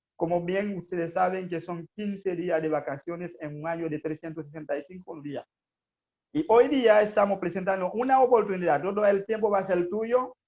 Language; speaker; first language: Spanish; non-native, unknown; Haitian Creole